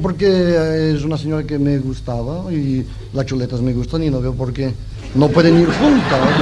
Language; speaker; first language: Spanish; non-native, local second language; Catalan